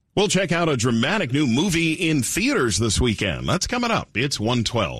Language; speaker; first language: English; native; English